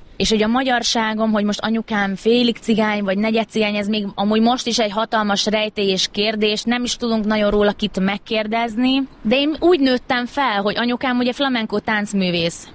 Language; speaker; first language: Hungarian; native; Hungarian